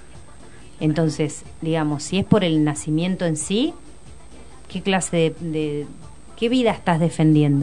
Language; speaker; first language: Spanish; native; Spanish